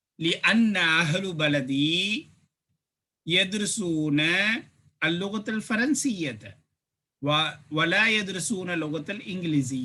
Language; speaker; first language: Arabic; non-native, fluent; Tamil